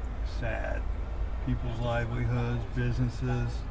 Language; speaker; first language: English; native; English